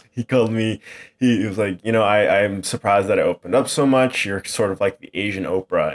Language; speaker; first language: English; native; English